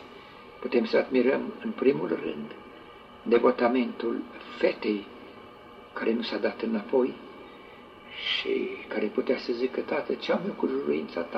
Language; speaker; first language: Romanian; native; Romanian